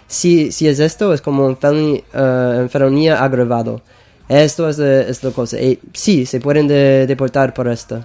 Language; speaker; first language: Spanish; non-native, fluent; English